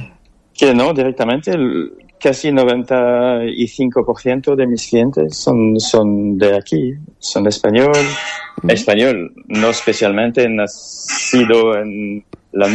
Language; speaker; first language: Spanish; non-native, learner; French